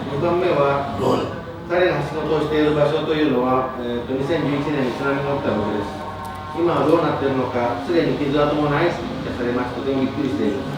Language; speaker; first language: Japanese; non-native, fluent; Indonesian